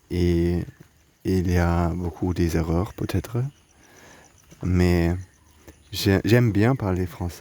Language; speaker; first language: French; non-native, learner; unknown